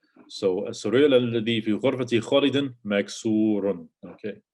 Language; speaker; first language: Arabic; non-native, fluent; English